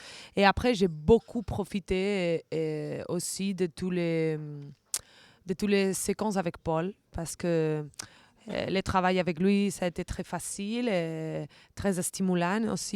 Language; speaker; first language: French; non-native, fluent; Spanish